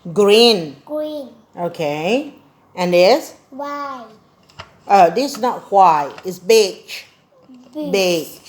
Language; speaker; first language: English; non-native, learner; Thai